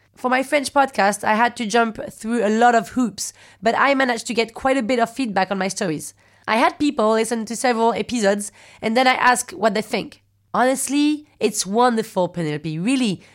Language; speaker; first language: English; non-native, fluent; French